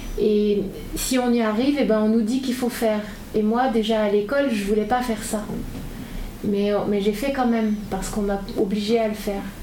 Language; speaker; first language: French; native; French